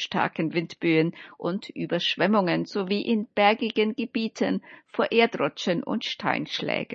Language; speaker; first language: German; native; German